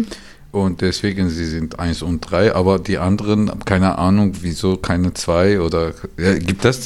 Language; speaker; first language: German; non-native, learner; Turkish